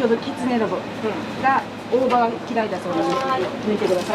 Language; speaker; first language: Japanese; native; Japanese